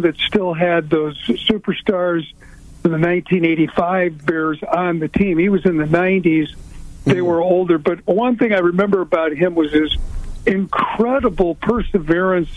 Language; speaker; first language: English; native; English